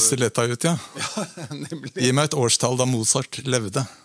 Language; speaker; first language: Norwegian; native; Norwegian